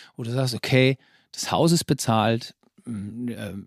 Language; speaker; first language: German; native; German